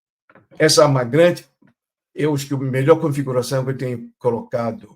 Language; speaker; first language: Portuguese; non-native, fluent; Chinese